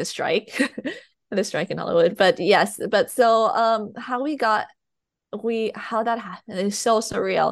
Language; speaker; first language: English; non-native, fluent; Thai